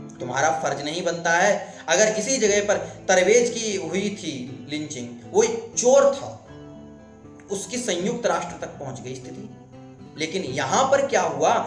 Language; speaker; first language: Hindi; native; Hindi